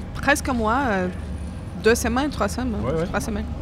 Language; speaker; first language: French; non-native, fluent; Portuguese